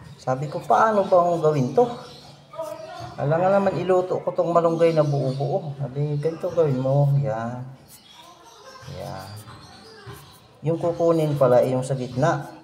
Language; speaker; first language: Filipino; non-native, local second language; Bikol